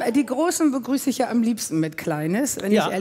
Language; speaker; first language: German; native; German